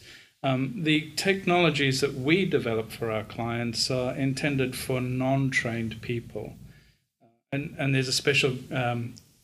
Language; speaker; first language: English; native; English